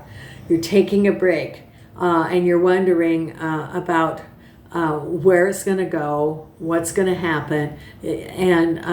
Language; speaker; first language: English; native; English